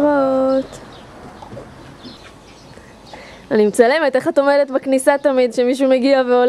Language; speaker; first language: Hebrew; native; Hebrew